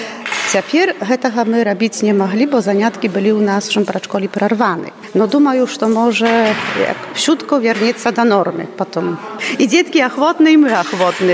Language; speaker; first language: Polish; non-native, local second language; Belarusian